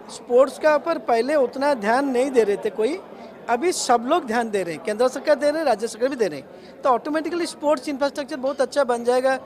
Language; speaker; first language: Hindi; non-native, local second language; Odia